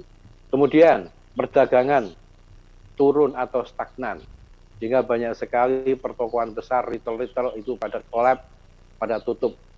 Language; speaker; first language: Indonesian; native; Indonesian